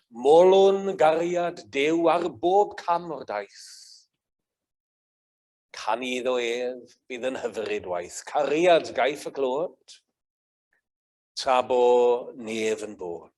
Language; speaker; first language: Welsh; native; Welsh